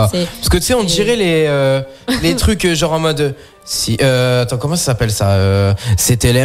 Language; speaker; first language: French; native; French